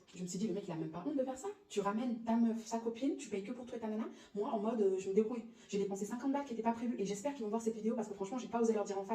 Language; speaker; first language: French; native; French